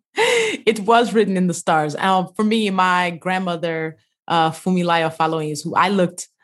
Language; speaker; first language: English; early bilingual, other home language; Yoruba